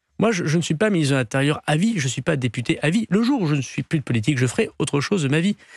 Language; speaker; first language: French; native; French